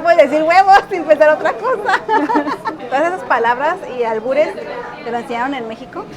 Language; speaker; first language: Spanish; native; Spanish